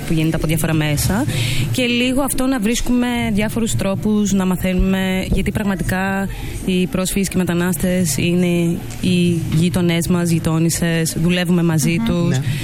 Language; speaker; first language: Greek; early bilingual, other home language; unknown